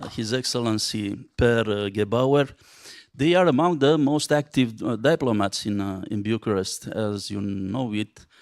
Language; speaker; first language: English; non-native, fluent; Romanian